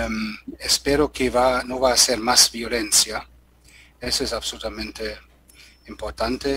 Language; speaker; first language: Spanish; non-native, learner; German